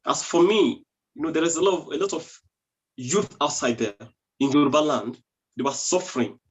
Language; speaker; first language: English; non-native, local second language; Yoruba